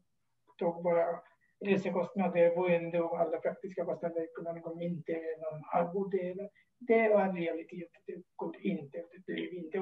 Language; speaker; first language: Swedish; non-native, fluent; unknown